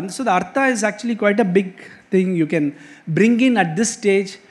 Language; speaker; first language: English; non-native, local second language; Kannada